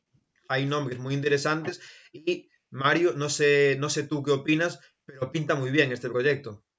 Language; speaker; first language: Spanish; native; Spanish